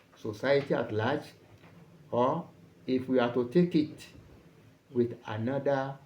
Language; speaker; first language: English; non-native, local second language; Yoruba